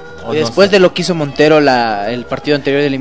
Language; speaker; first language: Spanish; native; Spanish